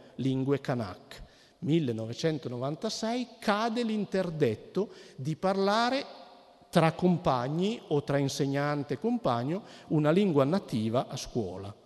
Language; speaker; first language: Italian; native; Italian